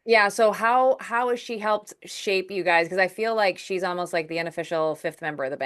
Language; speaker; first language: English; native; English